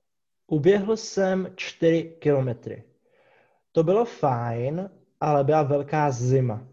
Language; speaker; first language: Czech; non-native, fluent; English